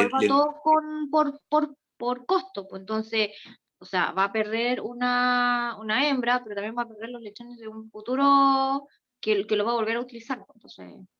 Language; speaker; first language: Spanish; native; Spanish